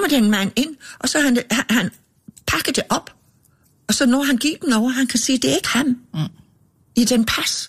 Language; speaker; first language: Danish; non-native, fluent; English